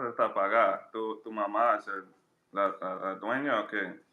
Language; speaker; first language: Spanish; non-native, learner; English